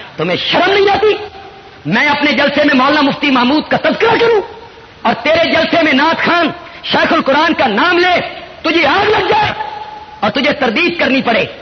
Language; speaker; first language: Urdu; non-native, local second language; Punjabi